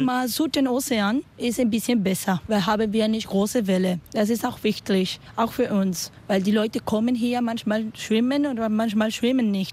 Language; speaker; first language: German; non-native, learner; Spanish